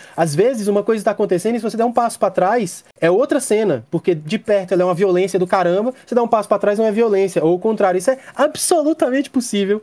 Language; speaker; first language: Portuguese; native; Portuguese